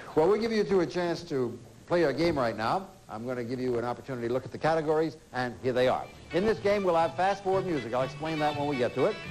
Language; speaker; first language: English; native; English